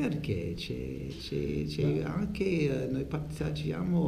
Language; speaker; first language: Italian; non-native, learner; English